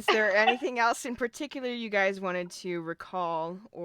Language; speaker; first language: English; native; English